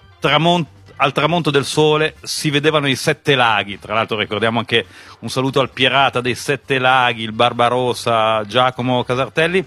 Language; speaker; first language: Italian; native; Italian